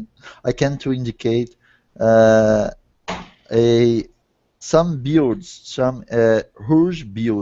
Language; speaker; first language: English; non-native, learner; Portuguese